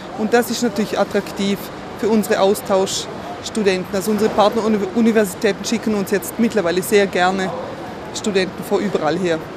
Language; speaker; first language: German; native; German